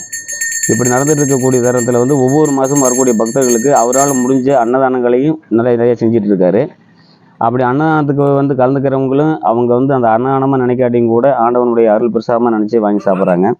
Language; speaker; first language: Tamil; native; Tamil